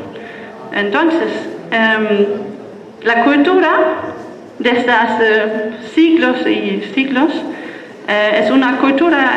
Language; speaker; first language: Spanish; non-native, fluent; German